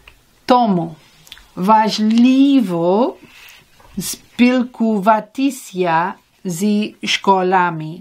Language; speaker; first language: Ukrainian; non-native, learner; English